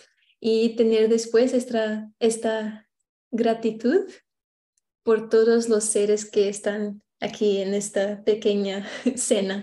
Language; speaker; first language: Spanish; non-native, fluent; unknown